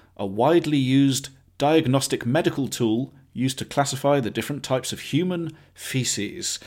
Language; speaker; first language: English; native; English